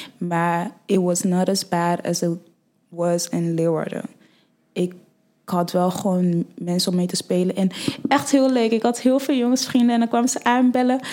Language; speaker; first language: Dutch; early bilingual, other home language; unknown